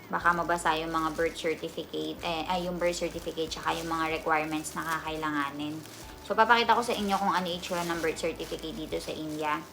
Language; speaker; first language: Filipino; native; Filipino